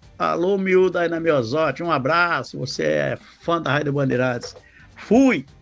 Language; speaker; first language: Portuguese; native; Portuguese